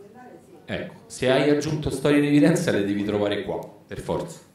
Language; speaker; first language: Italian; native; Italian